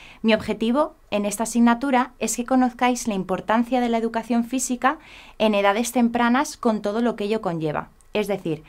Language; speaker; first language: Spanish; native; Spanish